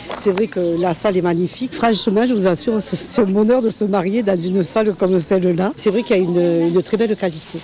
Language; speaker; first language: French; native; French